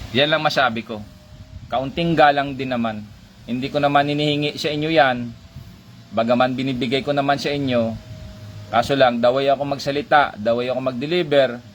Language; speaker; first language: Filipino; non-native, local second language; Hiligaynon